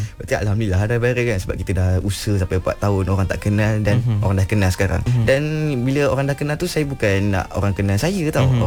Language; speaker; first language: Malay; native; Malay